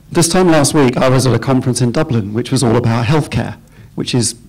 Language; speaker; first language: English; native; English